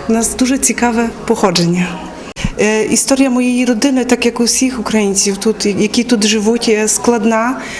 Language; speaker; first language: Ukrainian; early bilingual, heritage; Ukrainian